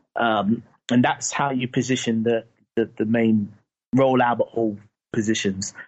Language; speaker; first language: English; native; English